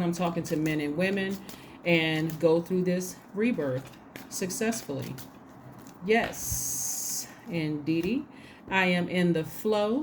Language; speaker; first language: English; native; English